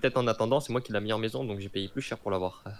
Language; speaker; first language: French; native; French